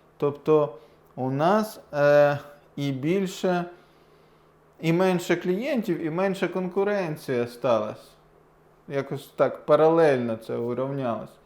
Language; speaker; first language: Ukrainian; non-native, local second language; Russian